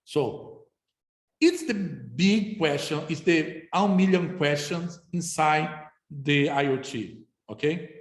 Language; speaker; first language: English; non-native, fluent; Portuguese